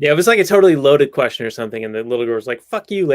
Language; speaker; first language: English; native; English